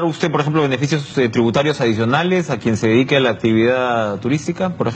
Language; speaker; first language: Spanish; native; Spanish